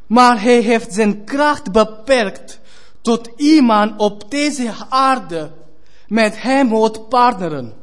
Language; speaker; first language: Dutch; non-native, fluent; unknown